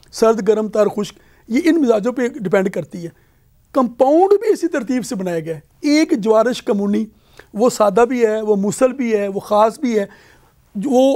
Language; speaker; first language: Urdu; native; Urdu